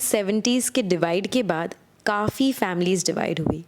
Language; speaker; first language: Hindi; native; Hindi